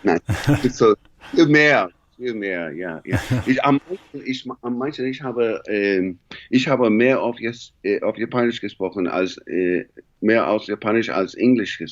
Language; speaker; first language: German; non-native, learner; English